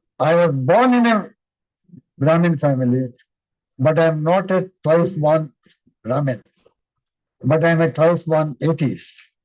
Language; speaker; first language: English; non-native, local second language; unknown